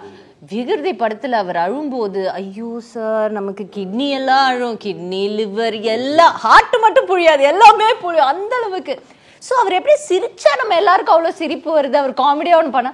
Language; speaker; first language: Tamil; native; Tamil